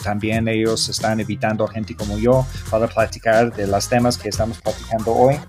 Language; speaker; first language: Spanish; non-native, learner; English